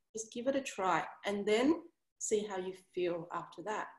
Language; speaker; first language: English; native; English